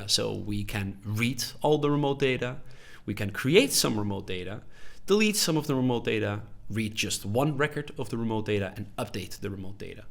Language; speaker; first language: English; non-native, fluent; Dutch